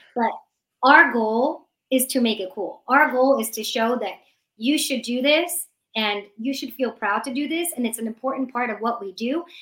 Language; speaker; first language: English; early bilingual, other home language; Persian